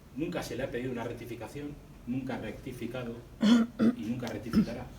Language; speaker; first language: Spanish; native; Spanish